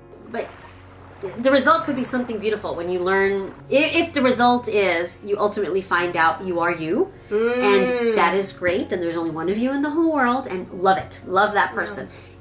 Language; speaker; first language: English; native; English